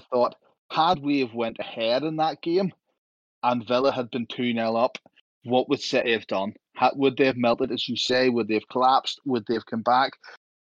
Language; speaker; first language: English; native; English